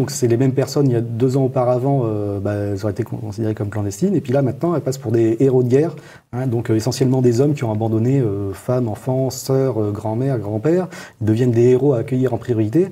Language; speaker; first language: French; native; French